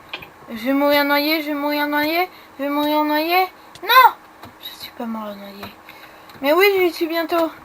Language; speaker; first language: French; native; French